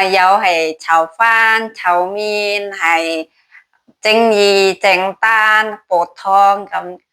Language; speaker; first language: Cantonese; non-native, learner; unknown